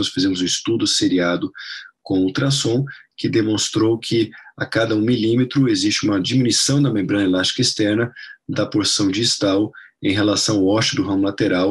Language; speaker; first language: Portuguese; non-native, fluent; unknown